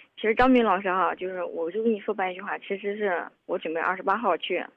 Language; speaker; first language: Chinese; native; Chinese